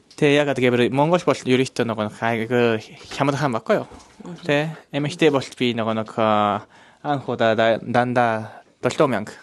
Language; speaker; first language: Mongolian; non-native, learner; Japanese